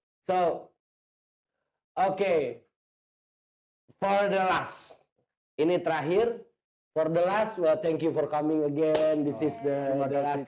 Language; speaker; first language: English; non-native, learner; Indonesian